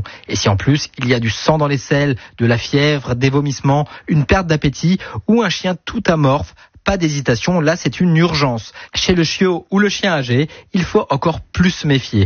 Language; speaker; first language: French; native; French